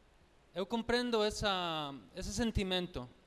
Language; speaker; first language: Portuguese; non-native, learner; Spanish